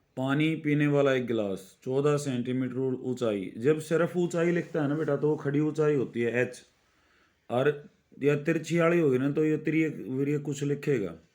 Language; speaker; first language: Hindi; native; Hindi